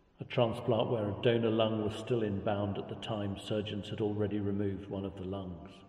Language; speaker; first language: English; native; English